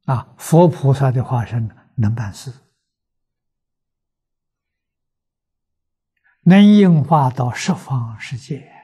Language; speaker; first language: Chinese; native; Chinese